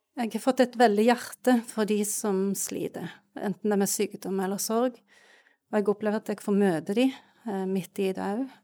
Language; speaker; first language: Norwegian; native; Norwegian